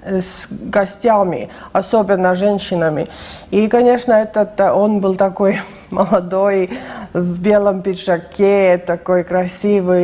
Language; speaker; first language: Russian; non-native, fluent; Estonian